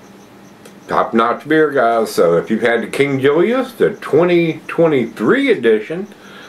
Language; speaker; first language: English; native; English